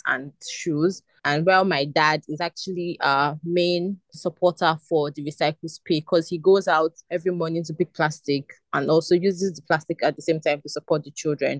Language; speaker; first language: English; non-native, local second language; Igbo